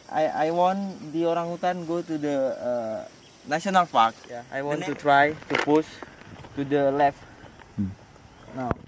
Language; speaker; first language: English; non-native, learner; Indonesian